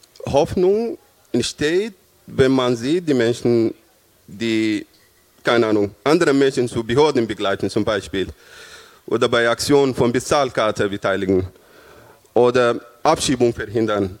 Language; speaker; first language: German; non-native, fluent; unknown